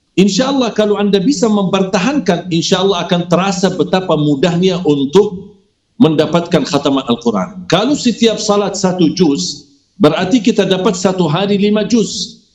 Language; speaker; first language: Malay; non-native, fluent; Arabic